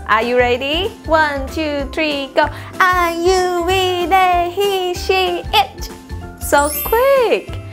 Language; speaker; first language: English; non-native, fluent; Thai